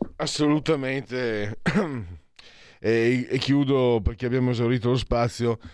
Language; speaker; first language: Italian; native; Italian